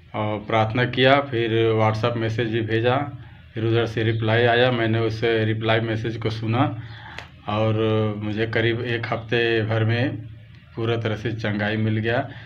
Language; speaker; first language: Hindi; native; Hindi